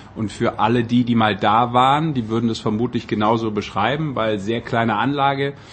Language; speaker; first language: German; native; German